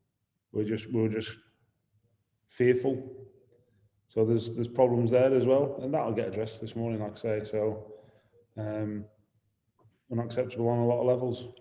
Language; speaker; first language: English; native; English